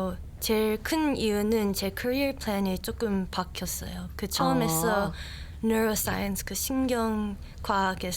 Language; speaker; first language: Korean; early bilingual, heritage; Korean